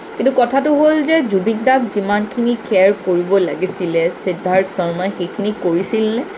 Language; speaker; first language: Assamese; native; Assamese